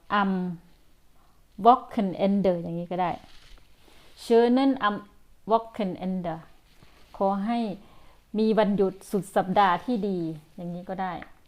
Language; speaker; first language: Thai; native; Thai